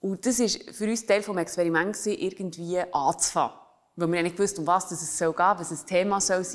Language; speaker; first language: German; native; German